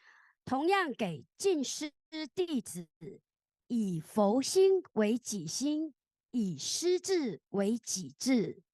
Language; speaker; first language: Chinese; native; Chinese